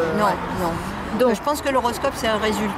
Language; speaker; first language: French; native; French